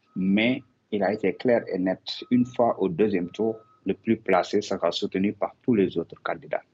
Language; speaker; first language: French; non-native, local second language; Wolof